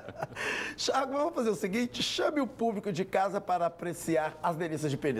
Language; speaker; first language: Portuguese; native; Portuguese